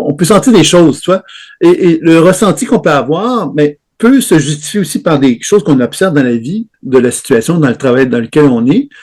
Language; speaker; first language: French; native; French